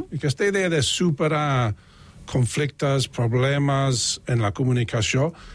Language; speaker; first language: Catalan; non-native, fluent; English